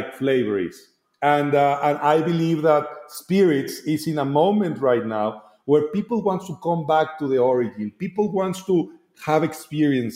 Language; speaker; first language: English; non-native, fluent; Spanish